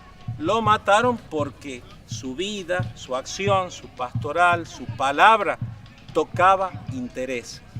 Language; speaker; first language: Spanish; native; Spanish